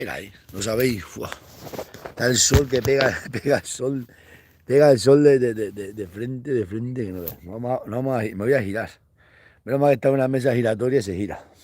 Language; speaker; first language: Spanish; native; Spanish